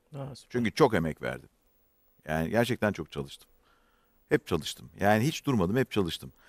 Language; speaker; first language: Turkish; native; Turkish